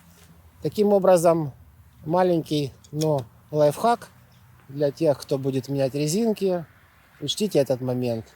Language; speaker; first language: Russian; native; Russian